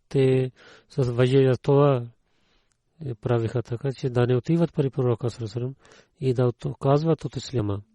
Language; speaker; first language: Bulgarian; non-native, learner; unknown